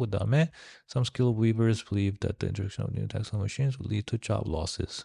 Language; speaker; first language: English; non-native, fluent; Korean